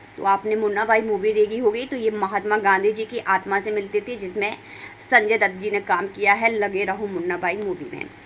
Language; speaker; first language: Hindi; native; Hindi